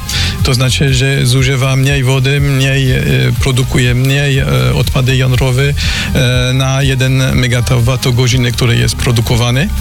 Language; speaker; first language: Polish; non-native, learner; French